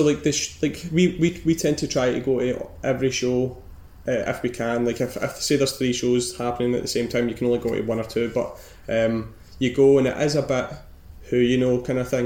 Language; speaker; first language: English; native; English